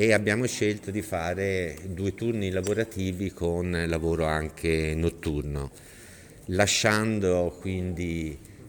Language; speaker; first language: Italian; native; Italian